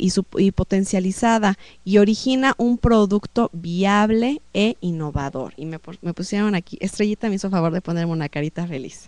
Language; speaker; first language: Spanish; native; Spanish